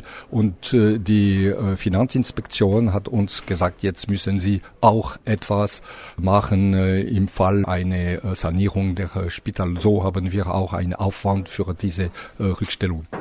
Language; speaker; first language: German; non-native, local second language; French